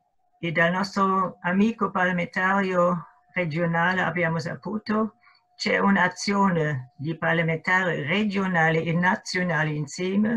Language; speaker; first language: Italian; non-native, fluent; German